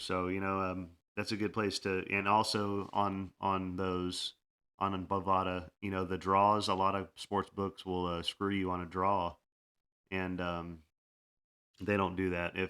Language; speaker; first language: English; native; English